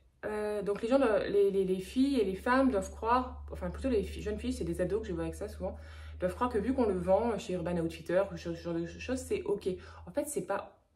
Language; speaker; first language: French; native; French